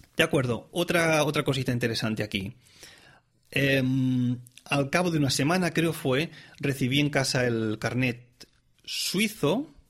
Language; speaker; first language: Spanish; non-native, local second language; Catalan